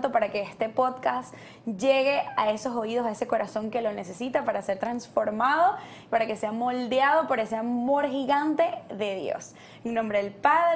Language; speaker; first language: Spanish; native; Spanish